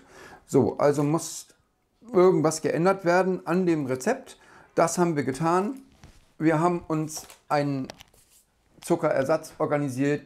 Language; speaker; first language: German; native; German